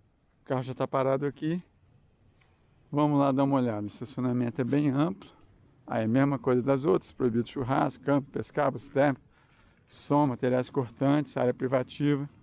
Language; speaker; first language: Portuguese; native; Portuguese